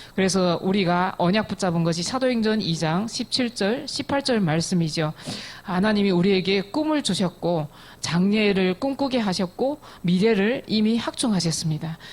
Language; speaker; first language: Korean; native; Korean